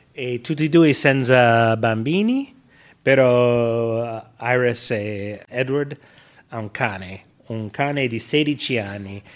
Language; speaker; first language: Italian; non-native, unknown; English